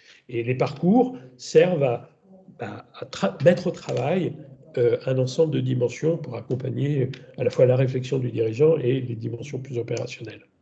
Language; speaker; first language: French; native; French